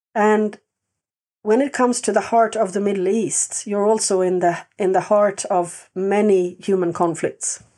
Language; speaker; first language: English; non-native, fluent; Swedish